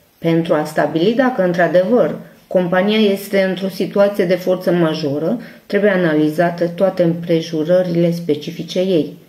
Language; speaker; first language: Romanian; non-native, local second language; Hungarian